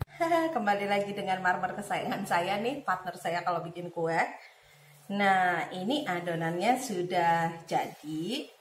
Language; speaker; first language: Indonesian; native; Indonesian